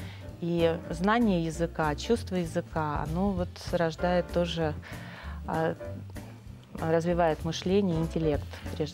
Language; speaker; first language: Russian; native; Russian